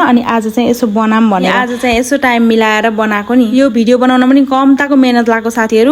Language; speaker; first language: Nepali; non-native, local second language; Dangaura Tharu